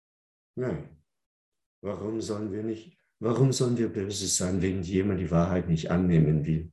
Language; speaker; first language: German; non-native, fluent; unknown